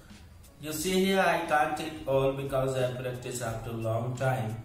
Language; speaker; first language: English; non-native, learner; Hindi